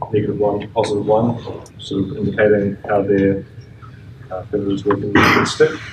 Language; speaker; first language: English; native; English